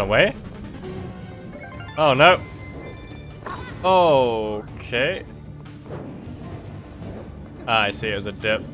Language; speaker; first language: English; native; English